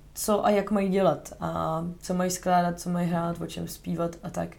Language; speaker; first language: Czech; native; Czech